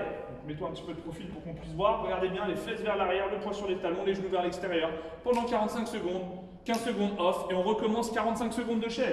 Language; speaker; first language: French; native; French